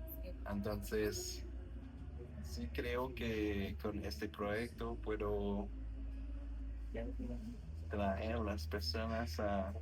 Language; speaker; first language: Spanish; non-native, learner; French